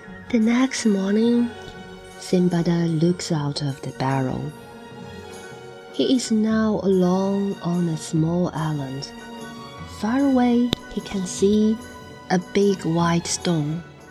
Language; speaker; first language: English; non-native, fluent; Chinese